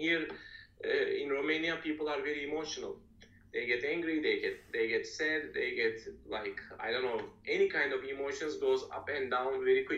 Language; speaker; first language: English; non-native, fluent; Turkish